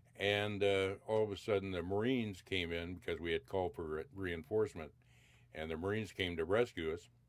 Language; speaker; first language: English; native; English